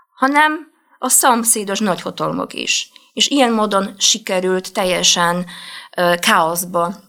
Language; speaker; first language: Hungarian; non-native, fluent; Polish